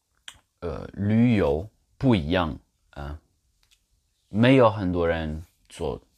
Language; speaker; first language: Chinese; non-native, learner; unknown